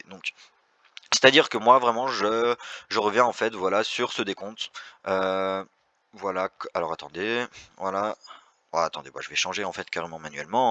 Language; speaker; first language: French; native; French